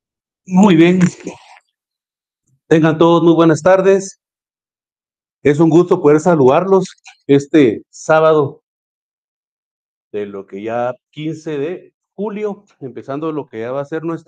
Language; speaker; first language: Spanish; native; Spanish